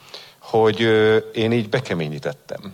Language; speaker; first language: Hungarian; native; Hungarian